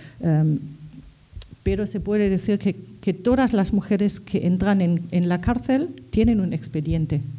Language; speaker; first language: Spanish; non-native, fluent; German